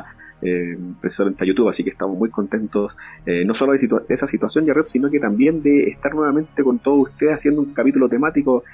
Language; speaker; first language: Spanish; native; Spanish